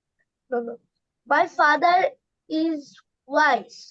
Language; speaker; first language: English; non-native, learner; Bangla